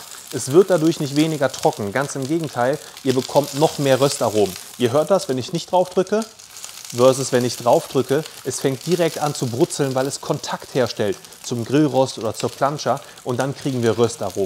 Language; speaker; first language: German; native; German